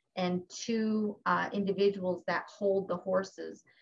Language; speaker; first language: English; native; English